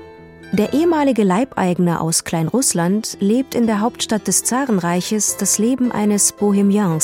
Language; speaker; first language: German; native; German